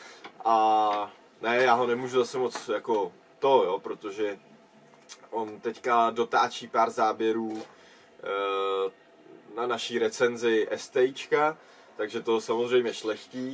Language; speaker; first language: Czech; native; Czech